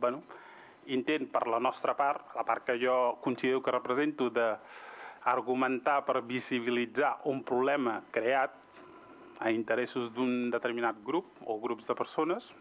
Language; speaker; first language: Catalan; early bilingual, other home language; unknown